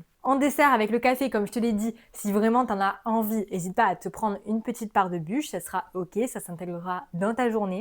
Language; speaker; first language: French; native; French